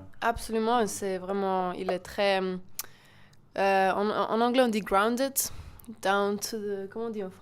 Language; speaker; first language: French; non-native, local second language; German